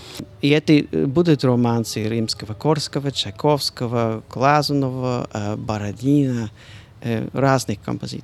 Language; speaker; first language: Russian; non-native, fluent; English